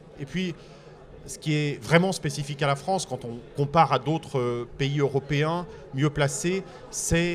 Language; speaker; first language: French; native; French